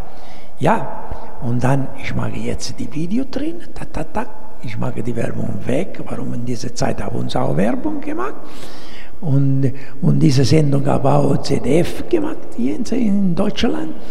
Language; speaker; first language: German; non-native, fluent; Italian